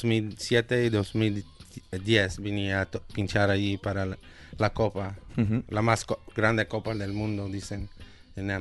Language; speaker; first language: Spanish; early bilingual, heritage; Spanish